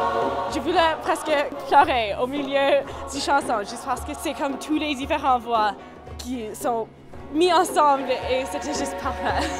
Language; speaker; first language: French; non-native, local second language; English